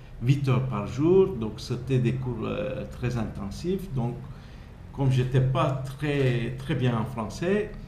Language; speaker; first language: French; non-native, fluent; Turkish